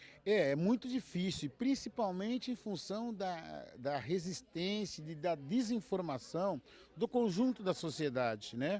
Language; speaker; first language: Portuguese; native; Portuguese